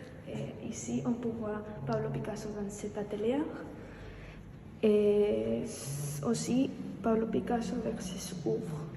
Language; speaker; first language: French; non-native, learner; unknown